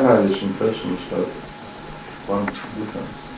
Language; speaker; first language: Hungarian; early bilingual, heritage; Hungarian